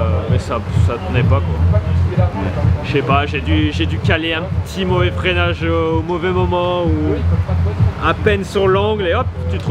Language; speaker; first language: French; native; French